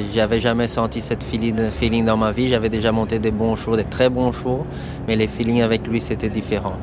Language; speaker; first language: French; non-native, fluent; Portuguese